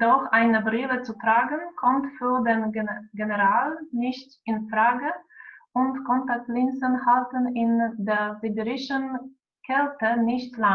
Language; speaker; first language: German; non-native, learner; Polish